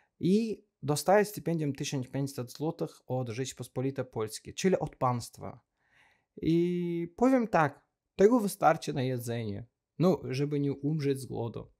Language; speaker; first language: Polish; non-native, learner; Azerbaijani